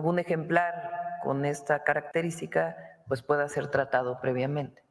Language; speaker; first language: Spanish; native; Spanish